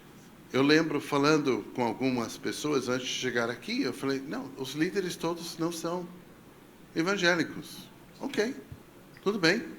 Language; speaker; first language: Portuguese; non-native, fluent; English